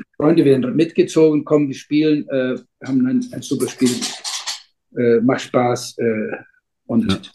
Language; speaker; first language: German; non-native, fluent; Icelandic